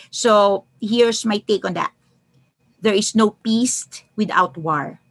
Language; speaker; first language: English; non-native, local second language; Filipino